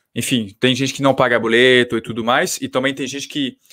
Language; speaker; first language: Portuguese; non-native, fluent; French